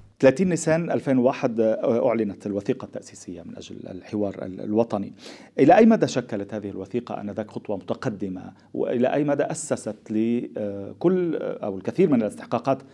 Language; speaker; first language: Arabic; native; Arabic